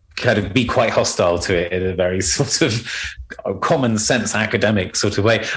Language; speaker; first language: English; native; English